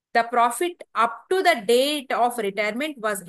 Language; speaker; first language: English; non-native, local second language; Telugu